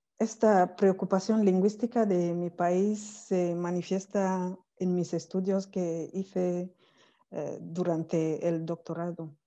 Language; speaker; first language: Spanish; non-native, fluent; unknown